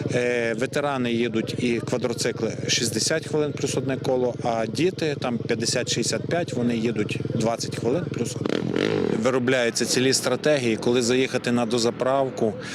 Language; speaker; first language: Ukrainian; native; Ukrainian